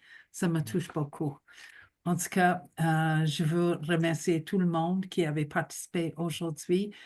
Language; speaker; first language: French; non-native, local second language; English